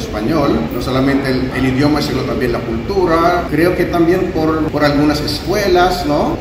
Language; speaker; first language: Spanish; native; Spanish